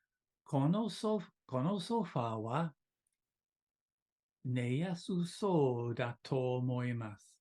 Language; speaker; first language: Japanese; non-native, learner; English